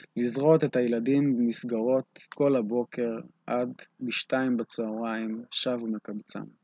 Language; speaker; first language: Hebrew; native; Hebrew